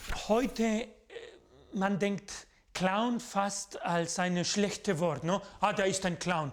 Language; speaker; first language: German; non-native, fluent; Spanish